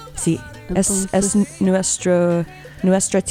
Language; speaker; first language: Spanish; non-native, learner; English